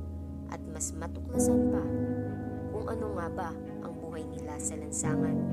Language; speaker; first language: Filipino; native; Filipino